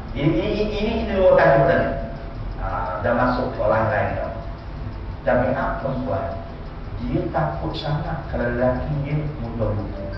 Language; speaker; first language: Malay; non-native, local second language; Tamil